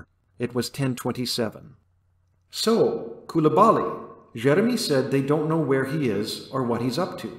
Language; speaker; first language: English; native; English